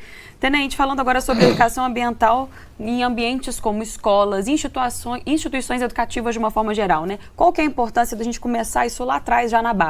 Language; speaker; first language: Portuguese; native; Portuguese